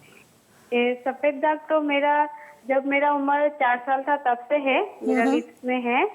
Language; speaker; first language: Hindi; non-native, local second language; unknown